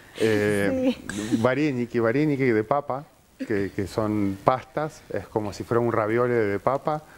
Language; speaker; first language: Spanish; early bilingual, other home language; Ukrainian